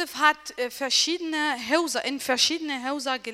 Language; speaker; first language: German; non-native, learner; Arabic